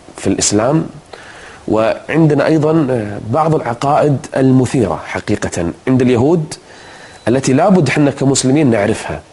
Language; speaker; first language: Arabic; native; Arabic